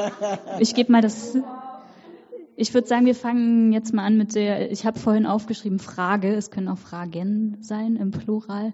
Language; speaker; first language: German; native; German